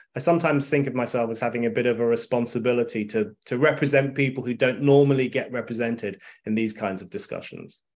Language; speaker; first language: English; native; English